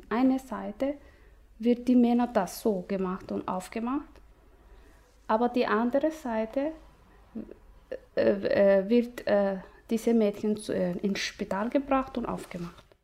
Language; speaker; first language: German; non-native, learner; Somali